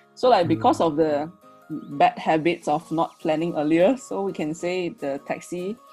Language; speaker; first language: English; non-native, local second language; Chinese